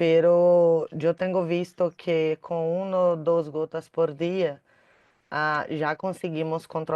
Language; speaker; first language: Spanish; non-native, learner; Portuguese